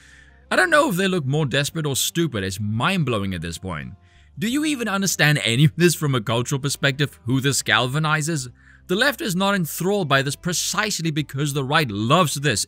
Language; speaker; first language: English; native; English